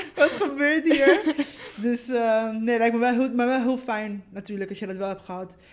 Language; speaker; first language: Dutch; early bilingual, other home language; Spanish